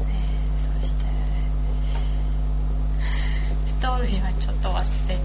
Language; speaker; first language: Japanese; non-native, learner; Chinese